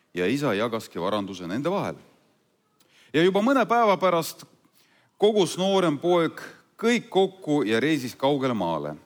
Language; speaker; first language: Estonian; non-native, fluent; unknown